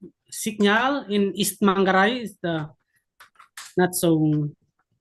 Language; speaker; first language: English; non-native, learner; Indonesian